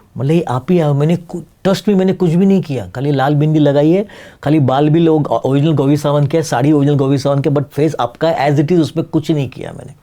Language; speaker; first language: Hindi; non-native, local second language; Marathi